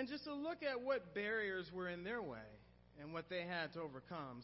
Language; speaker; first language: English; native; English